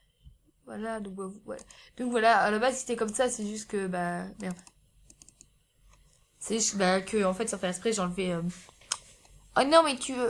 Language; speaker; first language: French; native; French